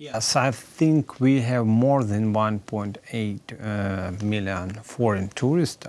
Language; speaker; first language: English; non-native, learner; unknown